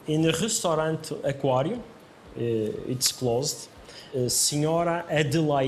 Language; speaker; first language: English; non-native, learner; Portuguese